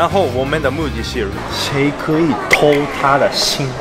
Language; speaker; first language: Chinese; non-native, learner; Japanese